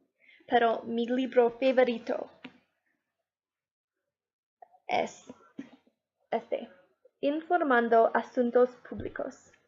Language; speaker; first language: Spanish; non-native, learner; English